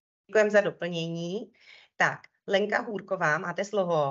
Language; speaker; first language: Czech; native; Czech